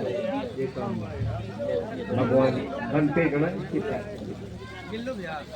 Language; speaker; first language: Hindi; native; Hindi